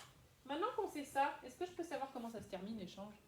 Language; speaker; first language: French; native; French